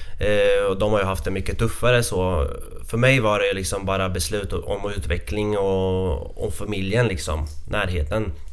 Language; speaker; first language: Swedish; non-native, fluent; Latvian